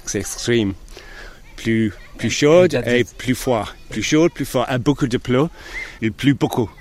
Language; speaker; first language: French; non-native, learner; English